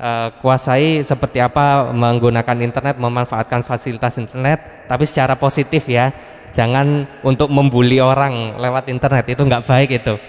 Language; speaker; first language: Indonesian; native; Indonesian